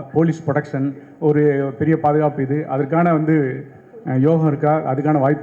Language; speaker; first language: Tamil; native; Tamil